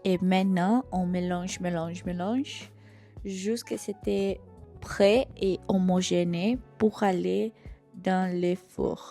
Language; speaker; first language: French; non-native, fluent; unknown